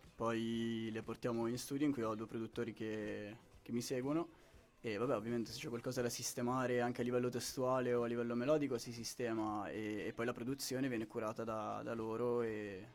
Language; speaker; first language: Italian; early bilingual, other home language; English